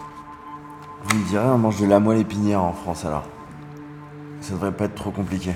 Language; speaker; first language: French; native; French